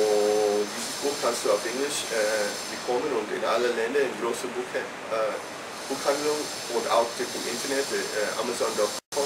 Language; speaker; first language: German; non-native, fluent; English